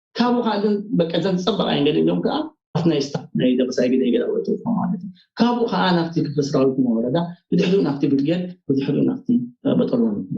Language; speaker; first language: Tigrinya; early bilingual, heritage; Tigrinya